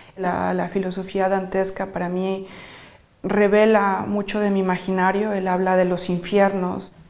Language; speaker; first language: Spanish; native; Spanish